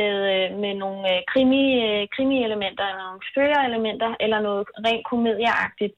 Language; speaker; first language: Danish; native; Danish